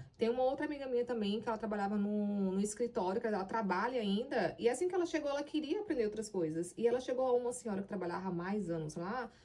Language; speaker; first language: Portuguese; native; Portuguese